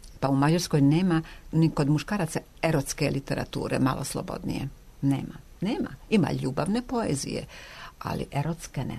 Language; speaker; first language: Serbian; non-native, local second language; Hungarian